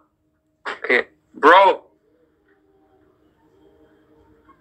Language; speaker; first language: German; native; German